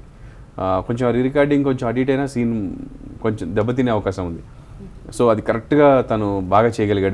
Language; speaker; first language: Telugu; native; Telugu